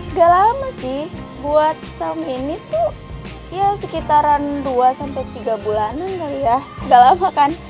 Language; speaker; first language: Indonesian; native; Indonesian